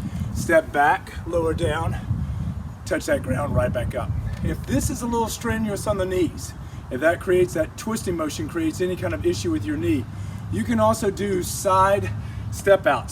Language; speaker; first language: English; native; English